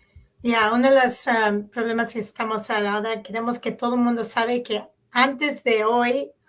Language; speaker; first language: Spanish; early bilingual, heritage; Spanish